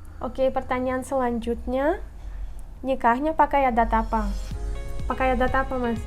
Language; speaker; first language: Indonesian; non-native, fluent; Russian